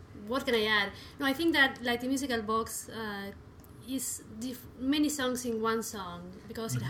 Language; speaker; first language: English; non-native, fluent; Spanish